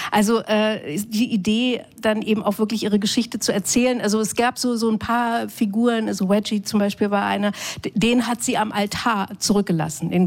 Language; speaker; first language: German; native; German